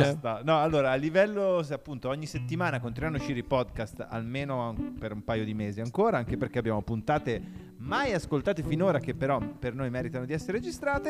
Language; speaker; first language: Italian; native; Italian